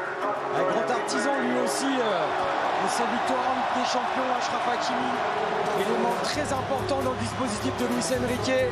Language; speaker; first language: French; native; French